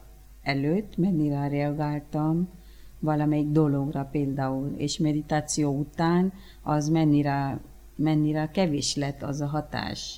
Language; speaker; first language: Hungarian; early bilingual, other home language; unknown